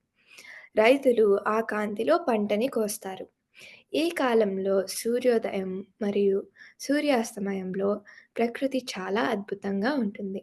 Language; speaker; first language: Telugu; early bilingual, heritage; Telugu